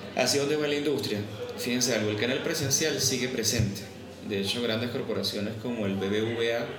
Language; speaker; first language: Spanish; native; Spanish